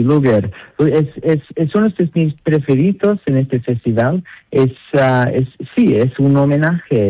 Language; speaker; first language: Spanish; non-native, learner; Italian